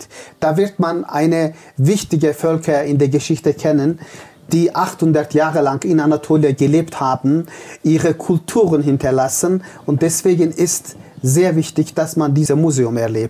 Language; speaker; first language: German; non-native, fluent; Turkish